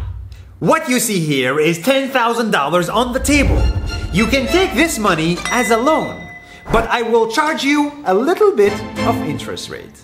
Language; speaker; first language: English; non-native, fluent; Arabic